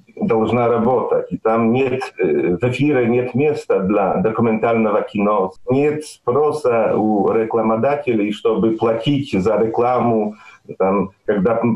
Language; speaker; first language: Russian; non-native, fluent; Belarusian